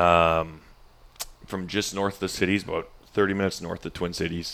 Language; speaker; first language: English; native; English